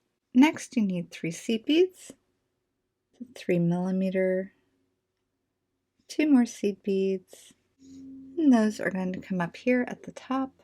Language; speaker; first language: English; native; English